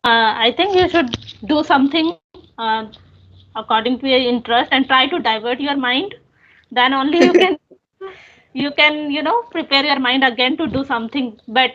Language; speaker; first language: English; non-native, local second language; Hindi